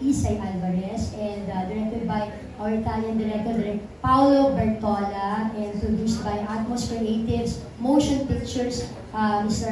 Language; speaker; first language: English; non-native, local second language; Filipino